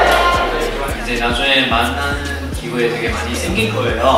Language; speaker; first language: Korean; non-native, fluent; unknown